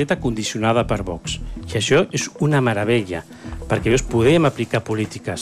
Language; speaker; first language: Catalan; native; Catalan